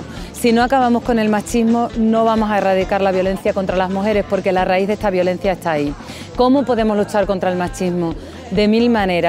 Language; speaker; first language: Spanish; native; Spanish